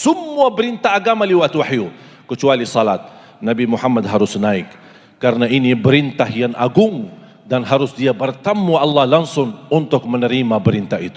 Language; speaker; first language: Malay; non-native, fluent; Arabic